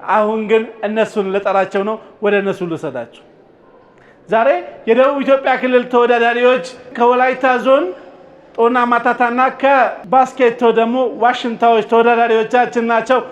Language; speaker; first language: Amharic; native; Amharic